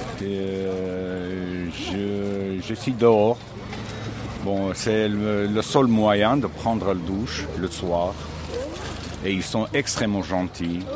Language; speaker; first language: French; non-native, learner; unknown